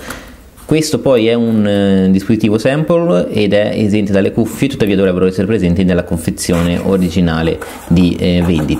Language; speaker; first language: Italian; native; Italian